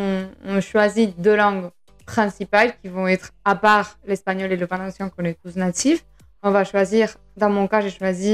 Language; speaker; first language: French; non-native, fluent; Spanish